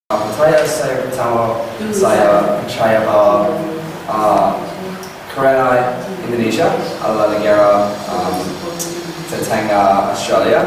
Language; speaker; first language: Indonesian; non-native, learner; English